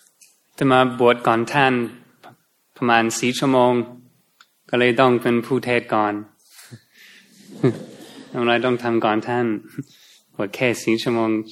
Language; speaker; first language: Thai; non-native, fluent; English